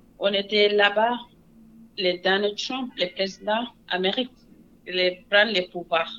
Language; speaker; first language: French; non-native, local second language; Wolof